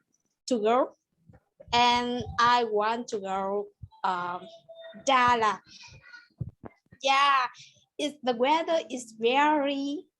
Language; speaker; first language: English; non-native, learner; Vietnamese